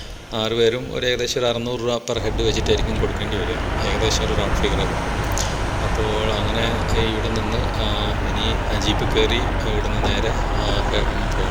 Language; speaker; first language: Malayalam; native; Malayalam